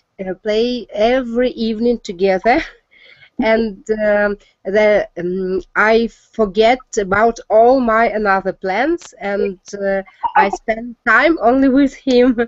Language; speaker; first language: English; non-native, learner; Russian